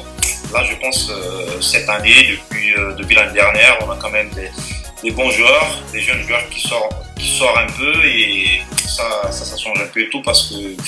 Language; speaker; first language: French; non-native, local second language; Malagasy